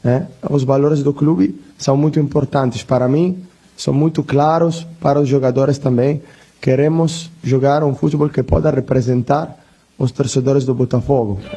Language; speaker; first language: Portuguese; non-native, learner; Italian